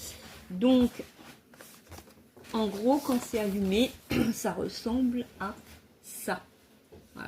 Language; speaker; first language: French; native; French